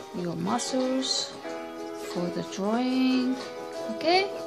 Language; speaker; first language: English; non-native, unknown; Korean